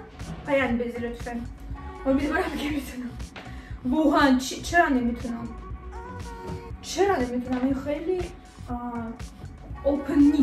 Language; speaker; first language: Persian; non-native, learner; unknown